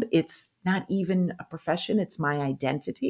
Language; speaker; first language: English; native; English